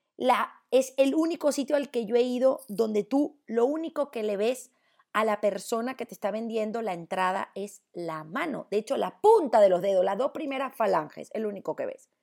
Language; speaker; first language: Spanish; native; Spanish